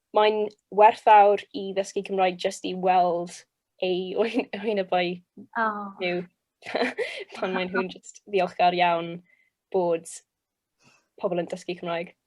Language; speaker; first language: Welsh; non-native, local second language; English